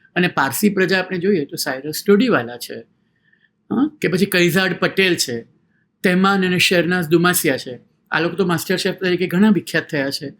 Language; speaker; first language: Gujarati; native; Gujarati